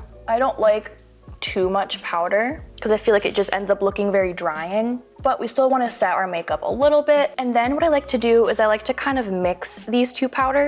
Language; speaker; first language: English; native; English